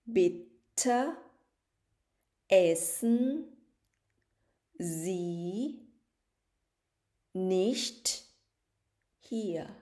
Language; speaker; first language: German; non-native, fluent; Thai